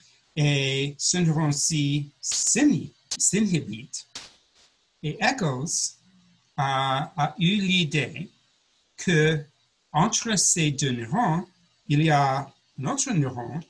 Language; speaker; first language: French; non-native, learner; English